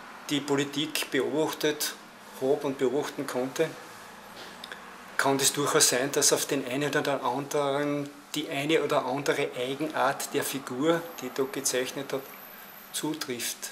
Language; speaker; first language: German; native; German